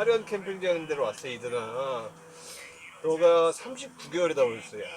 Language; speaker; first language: Korean; native; Korean